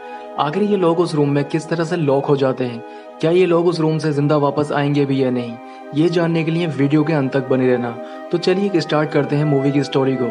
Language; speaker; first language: Hindi; native; Hindi